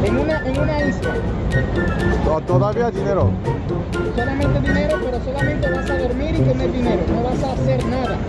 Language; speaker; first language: Spanish; non-native, learner; Korean